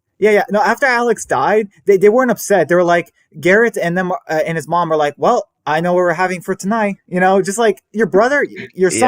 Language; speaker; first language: English; native; English